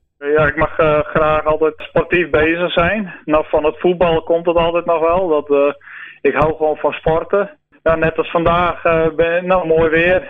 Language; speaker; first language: Dutch; non-native, local second language; Western Frisian